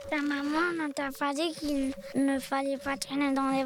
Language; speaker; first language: French; native; French